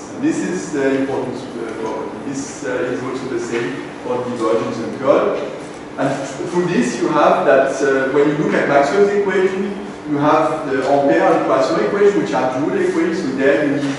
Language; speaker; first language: English; non-native, fluent; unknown